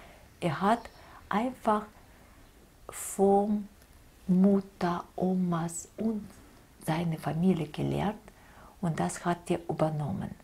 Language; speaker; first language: German; non-native, fluent; Russian